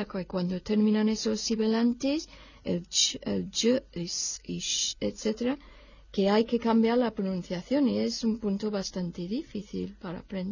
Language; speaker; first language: Spanish; non-native, fluent; English